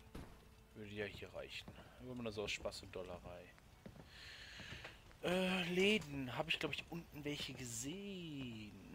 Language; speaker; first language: German; native; German